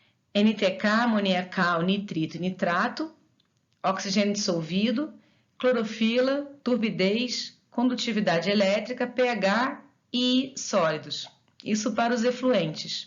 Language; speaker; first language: Portuguese; native; Portuguese